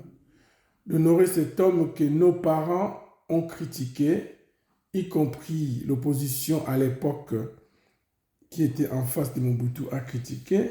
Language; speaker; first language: French; non-native, local second language; Lingala